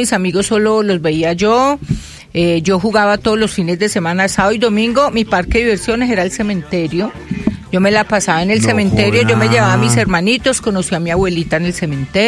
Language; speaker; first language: Spanish; native; Spanish